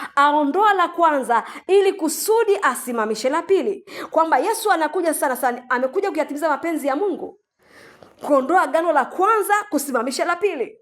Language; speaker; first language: Swahili; native; Swahili